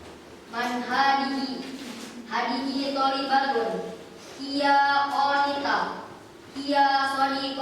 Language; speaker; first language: Arabic; non-native, learner; Indonesian